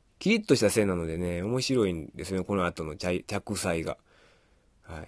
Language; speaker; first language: Japanese; native; Japanese